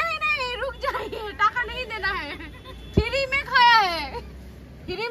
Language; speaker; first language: Hindi; non-native, local second language; Bangla